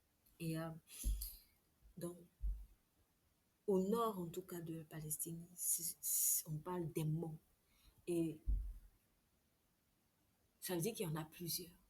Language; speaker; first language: French; native; French